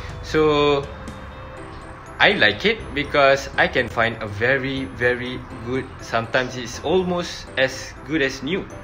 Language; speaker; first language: English; non-native, local second language; Malay